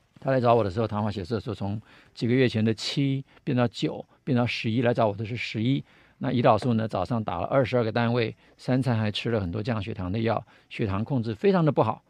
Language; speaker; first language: Chinese; native; Chinese